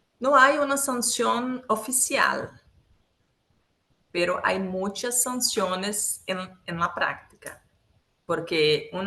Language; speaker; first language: Spanish; non-native, local second language; Portuguese